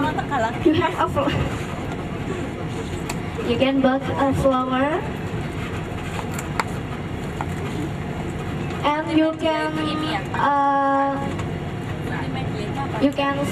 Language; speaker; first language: English; non-native, learner; Indonesian